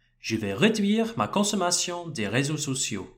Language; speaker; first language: French; non-native, fluent; English